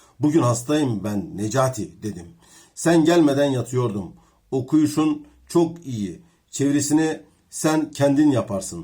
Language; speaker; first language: Turkish; native; Turkish